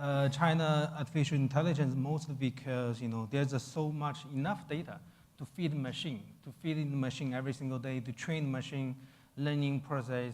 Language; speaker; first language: English; non-native, fluent; Chinese